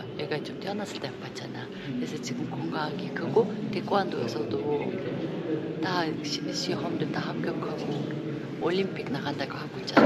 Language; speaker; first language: Korean; non-native, fluent; Uzbek